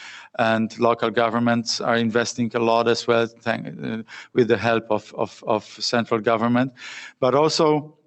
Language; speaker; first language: English; non-native, fluent; Polish